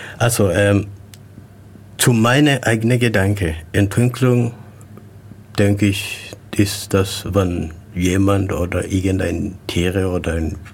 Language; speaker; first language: German; non-native, learner; Swahili